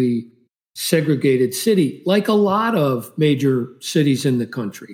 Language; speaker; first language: English; native; English